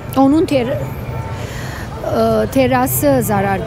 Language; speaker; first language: Turkish; non-native, fluent; Arabic